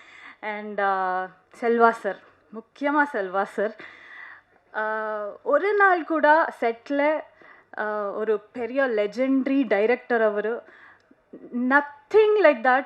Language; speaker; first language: Tamil; non-native, fluent; Kannada